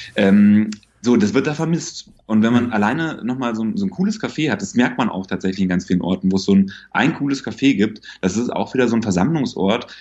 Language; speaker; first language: German; native; German